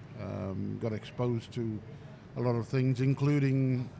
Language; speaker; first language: English; native; English